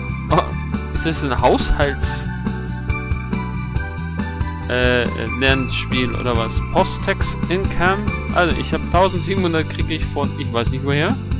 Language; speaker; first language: German; native; German